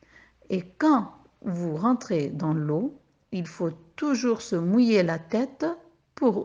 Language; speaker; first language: French; non-native, local second language; Arabic